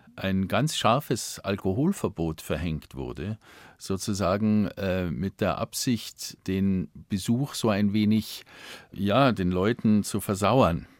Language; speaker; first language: German; native; German